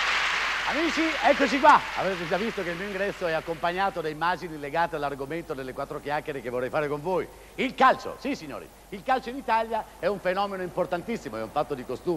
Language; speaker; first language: Italian; native; Italian